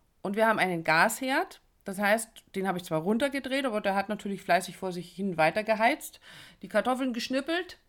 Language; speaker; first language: German; native; German